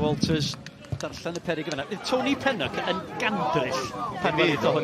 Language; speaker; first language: Welsh; native; Welsh